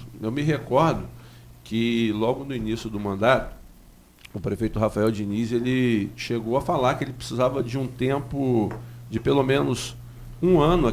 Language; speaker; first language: Portuguese; native; Portuguese